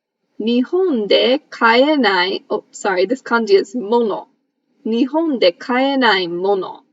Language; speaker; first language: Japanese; non-native, fluent; English